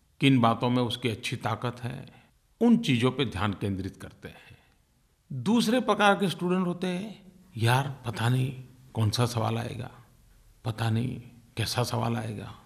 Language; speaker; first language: Hindi; non-native, local second language; Gujarati